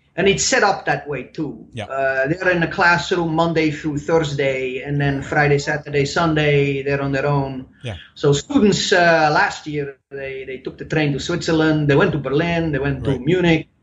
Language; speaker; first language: English; non-native, fluent; German